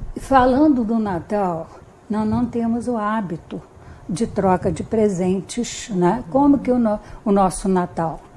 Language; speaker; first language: Portuguese; early bilingual, other home language; Hungarian